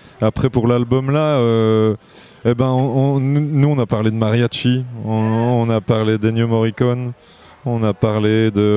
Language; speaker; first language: French; native; French